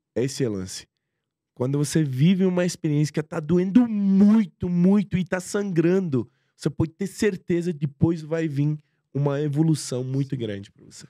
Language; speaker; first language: Portuguese; non-native, fluent; Persian